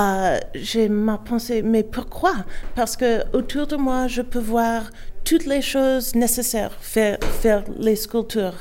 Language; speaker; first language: French; non-native, learner; English